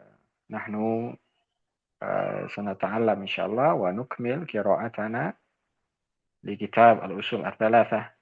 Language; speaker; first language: Arabic; non-native, fluent; Indonesian